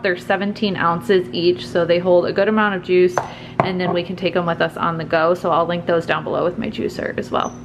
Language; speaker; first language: English; native; English